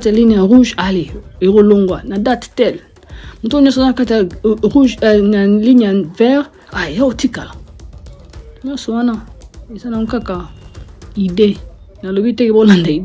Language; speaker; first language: French; non-native, fluent; English